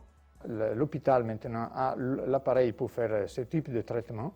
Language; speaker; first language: French; non-native, fluent; Italian